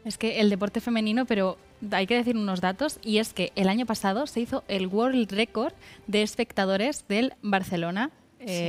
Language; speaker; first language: Spanish; native; Spanish